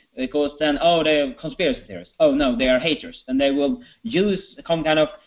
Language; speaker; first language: English; non-native, fluent; Swedish